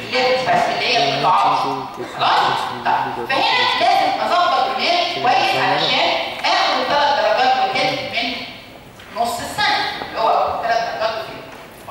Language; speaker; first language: Arabic; native; Arabic